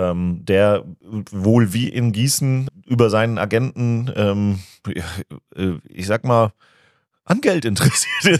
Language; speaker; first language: German; native; German